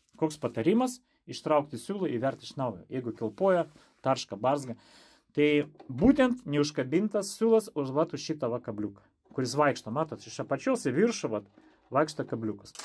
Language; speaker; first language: Lithuanian; non-native, local second language; Russian